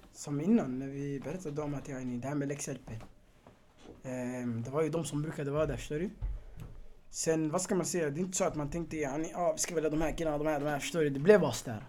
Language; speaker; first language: Swedish; early bilingual, other home language; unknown